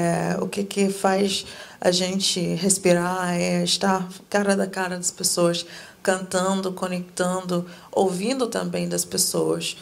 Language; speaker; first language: Portuguese; non-native, fluent; English